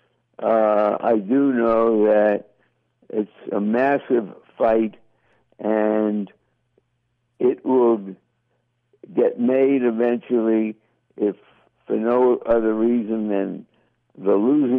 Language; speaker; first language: English; native; English